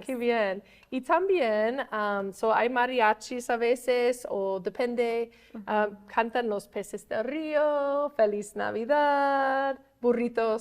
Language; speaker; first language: Spanish; non-native, fluent; English